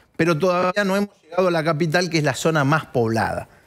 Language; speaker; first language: Spanish; native; Spanish